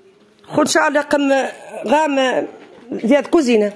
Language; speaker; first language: Arabic; non-native, local second language; Riffian